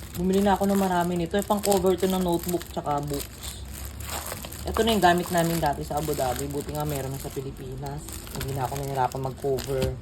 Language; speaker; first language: Filipino; non-native, local second language; Pampanga